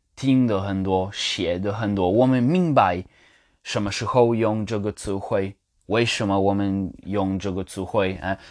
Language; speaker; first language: Chinese; non-native, learner; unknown